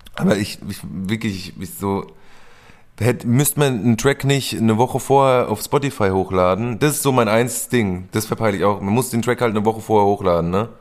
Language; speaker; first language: German; native; German